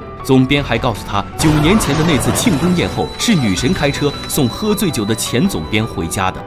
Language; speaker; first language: Chinese; native; Chinese